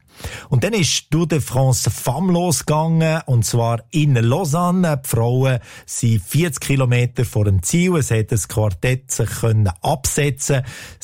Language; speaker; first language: German; native; German